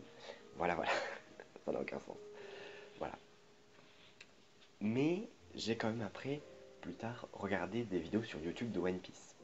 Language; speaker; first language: French; native; French